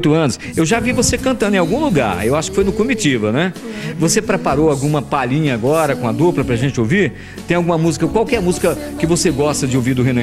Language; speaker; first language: Portuguese; native; Portuguese